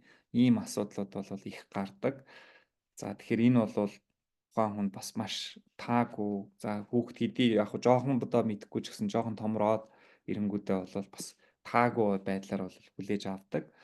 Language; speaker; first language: Mongolian; native; Mongolian